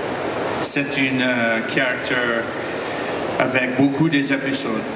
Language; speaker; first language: French; non-native, learner; English